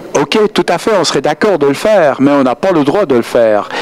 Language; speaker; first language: French; native; French